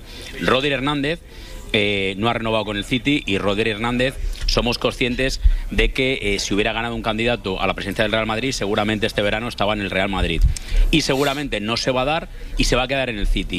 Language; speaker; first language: Spanish; native; Spanish